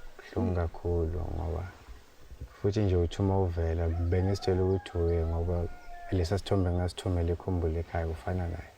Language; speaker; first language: Zulu; native; Zulu